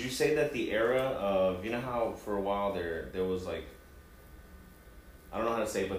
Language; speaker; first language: English; early bilingual, other home language; Spanish